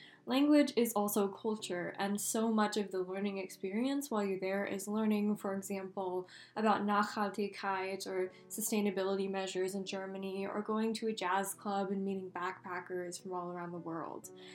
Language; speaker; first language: English; native; English